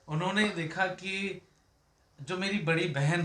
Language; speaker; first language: Hindi; native; Hindi